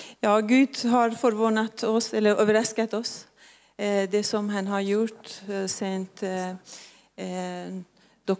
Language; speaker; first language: Swedish; non-native, local second language; Persian